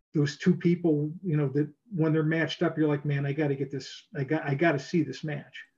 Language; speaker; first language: English; native; English